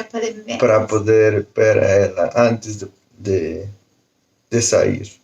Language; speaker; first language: Portuguese; non-native, learner; Spanish